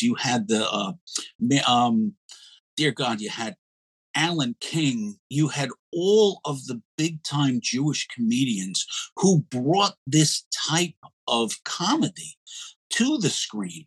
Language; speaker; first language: English; native; English